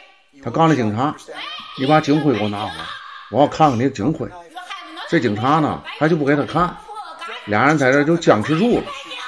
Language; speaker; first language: Chinese; native; Chinese